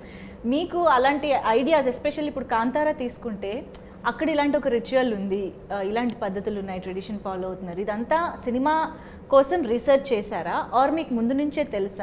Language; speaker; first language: Telugu; native; Telugu